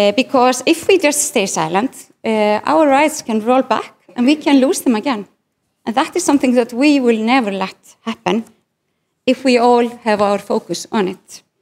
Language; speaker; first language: English; non-native, fluent; Icelandic